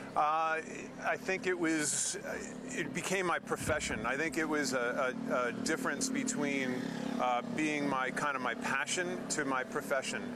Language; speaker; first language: English; native; English